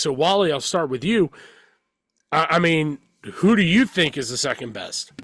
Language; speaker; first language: English; native; English